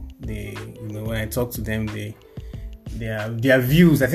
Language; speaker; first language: English; non-native, local second language; Igbo